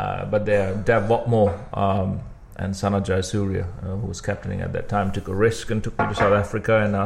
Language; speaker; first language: English; non-native, local second language; Sinhala